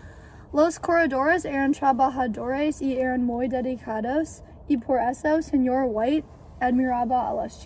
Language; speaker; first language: Spanish; non-native, learner; English